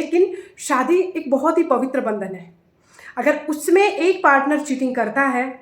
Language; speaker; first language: Hindi; native; Hindi